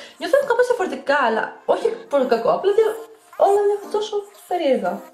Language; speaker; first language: Greek; early bilingual, heritage; Greek